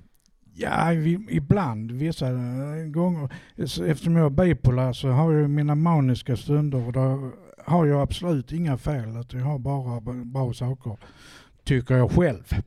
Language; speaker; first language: Swedish; native; Swedish